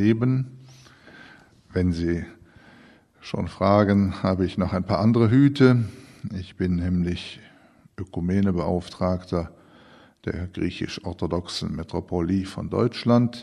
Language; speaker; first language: German; early bilingual, other home language; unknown